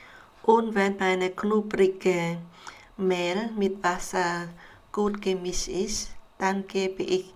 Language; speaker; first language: German; non-native, learner; Khmer